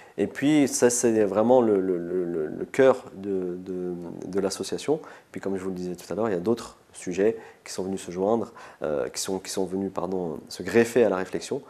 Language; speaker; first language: French; early bilingual, other home language; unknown